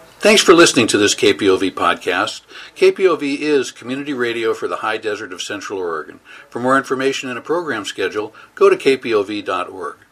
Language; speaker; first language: English; native; English